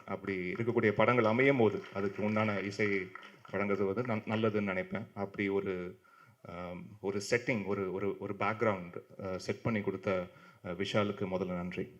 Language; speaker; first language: Tamil; native; Tamil